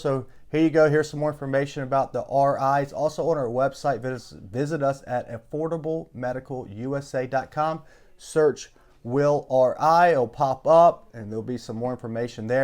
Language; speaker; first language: English; native; English